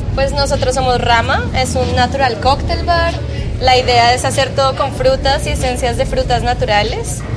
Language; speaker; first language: Spanish; native; Spanish